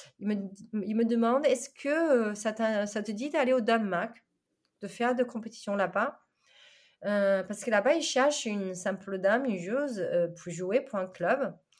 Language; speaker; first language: French; non-native, fluent; Chinese